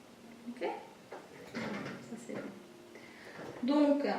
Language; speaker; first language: French; native; French